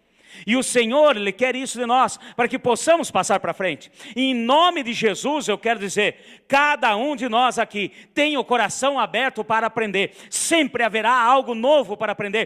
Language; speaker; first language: Portuguese; native; Portuguese